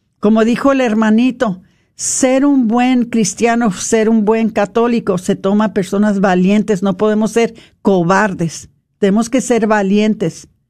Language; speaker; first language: Spanish; non-native, fluent; English